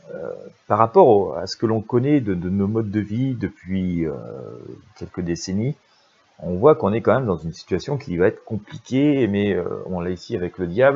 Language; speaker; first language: French; native; French